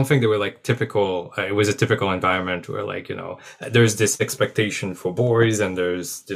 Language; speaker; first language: English; non-native, fluent; French